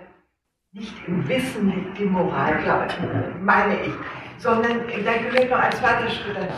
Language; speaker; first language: German; native; German